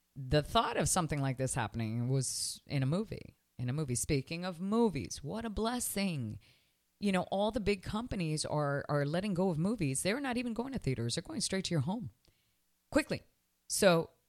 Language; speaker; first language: English; early bilingual, other home language; Spanish